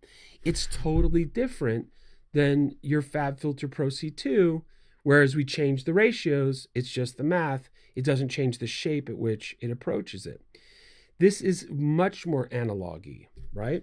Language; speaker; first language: English; native; English